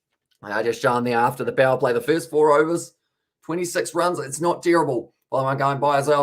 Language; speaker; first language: English; native; English